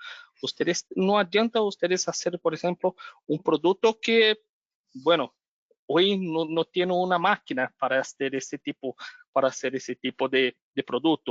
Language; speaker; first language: Spanish; non-native, learner; Portuguese